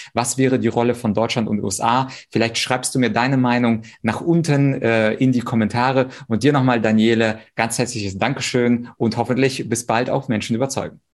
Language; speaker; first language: German; early bilingual, other home language; Russian